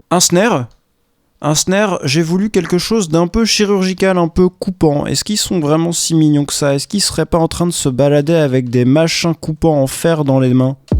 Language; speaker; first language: French; native; French